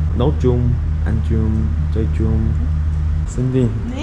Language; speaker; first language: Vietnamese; non-native, learner; Korean